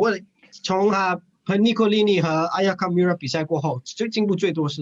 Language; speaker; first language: Chinese; non-native, fluent; English